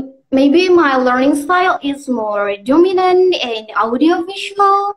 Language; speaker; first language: English; non-native, learner; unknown